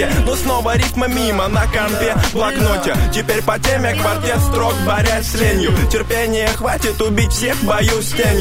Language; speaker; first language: Russian; native; Russian